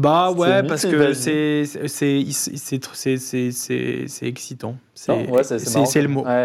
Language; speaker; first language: French; native; French